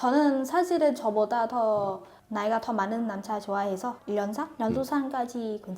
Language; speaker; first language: Korean; non-native, fluent; Vietnamese